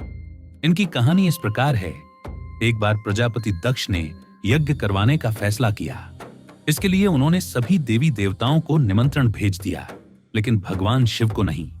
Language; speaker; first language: Hindi; native; Hindi